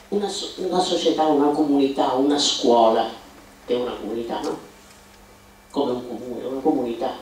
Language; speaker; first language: Italian; native; Italian